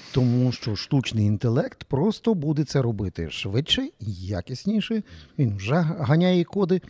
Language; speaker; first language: Ukrainian; native; Ukrainian